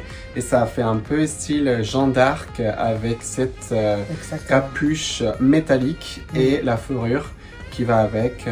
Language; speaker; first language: French; non-native, fluent; Spanish